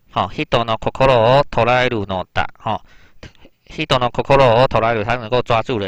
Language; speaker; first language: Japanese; non-native, fluent; Chinese